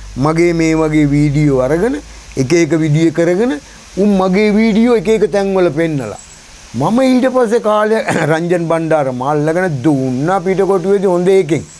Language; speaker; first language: Sinhala; native; Sinhala